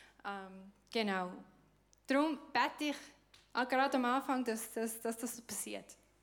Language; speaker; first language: German; non-native, fluent; English